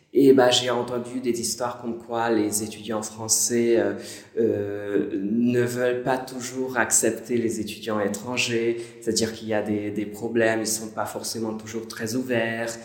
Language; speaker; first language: French; non-native, fluent; Hungarian